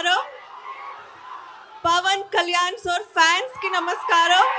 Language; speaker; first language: Telugu; non-native, learner; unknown